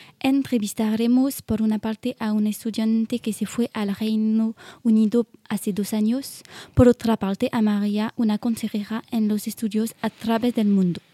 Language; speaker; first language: Spanish; non-native, learner; French